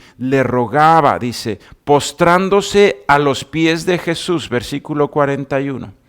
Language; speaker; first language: Spanish; native; Spanish